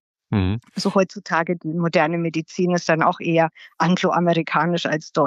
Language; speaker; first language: German; native; German